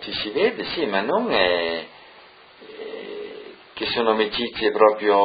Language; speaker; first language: Italian; non-native, local second language; Friulian